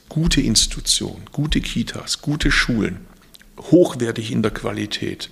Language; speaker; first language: German; early bilingual, other home language; Turkish